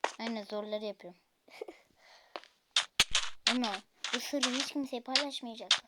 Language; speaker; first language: Turkish; native; Turkish